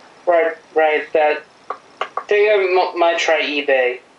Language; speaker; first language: English; native; English